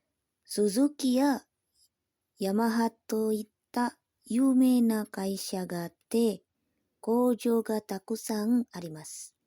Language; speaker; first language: Japanese; non-native, learner; Indonesian